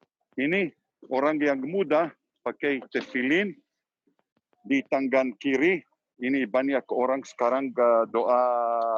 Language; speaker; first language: Indonesian; non-native, learner; Hebrew